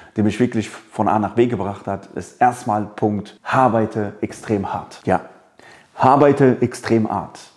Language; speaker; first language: German; early bilingual, other home language; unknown